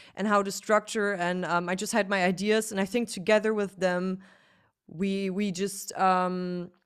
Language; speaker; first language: English; non-native, fluent; German